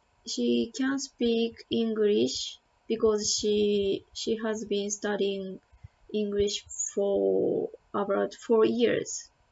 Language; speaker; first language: English; non-native, learner; Japanese